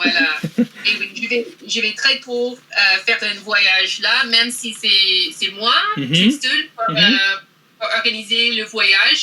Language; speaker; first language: French; non-native, learner; English